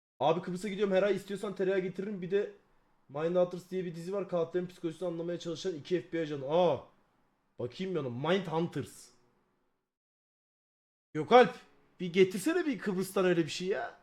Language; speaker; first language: Turkish; native; Turkish